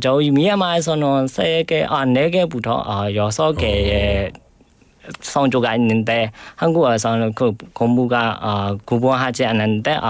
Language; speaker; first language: Korean; non-native, learner; Burmese